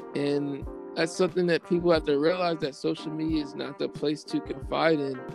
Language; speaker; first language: English; native; English